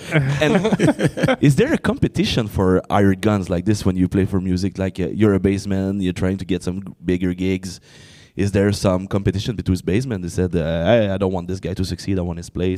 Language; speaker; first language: English; non-native, fluent; French